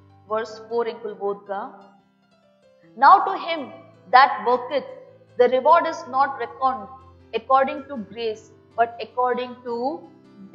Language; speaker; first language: English; non-native, local second language; Tulu